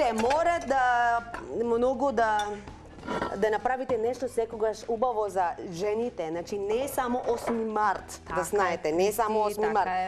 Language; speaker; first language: Macedonian; non-native, learner; Filipino